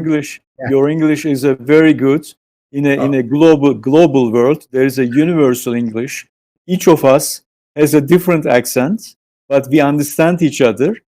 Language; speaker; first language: English; non-native, fluent; Turkish